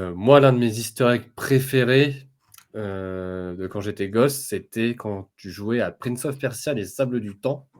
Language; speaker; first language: French; native; French